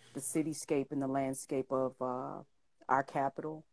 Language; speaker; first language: English; native; English